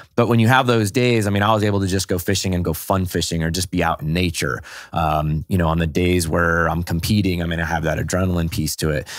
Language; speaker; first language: English; native; English